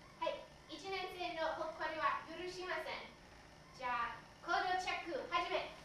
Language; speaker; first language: Japanese; non-native, learner; English